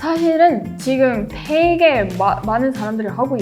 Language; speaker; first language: Korean; non-native, learner; Estonian